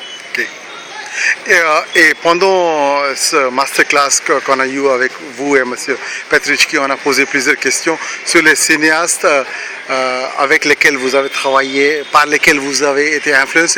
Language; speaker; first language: French; non-native, fluent; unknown